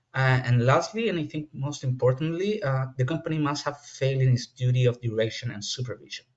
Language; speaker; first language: English; non-native, fluent; Spanish